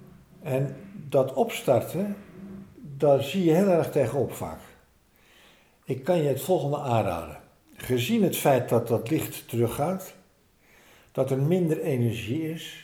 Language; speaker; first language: Dutch; native; Dutch